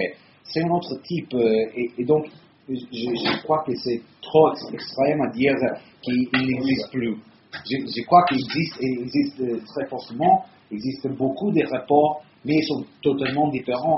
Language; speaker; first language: French; non-native, fluent; Italian